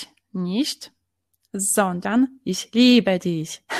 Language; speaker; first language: German; non-native, fluent; Polish